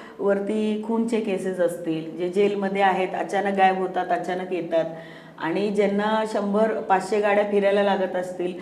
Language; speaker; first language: Marathi; non-native, fluent; Hindi